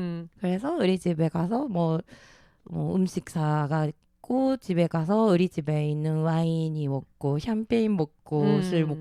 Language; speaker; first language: Korean; early bilingual, heritage; Japanese